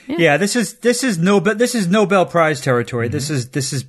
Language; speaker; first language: English; native; English